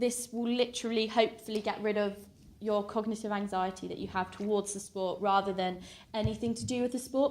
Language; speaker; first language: English; native; English